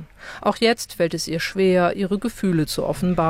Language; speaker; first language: German; native; German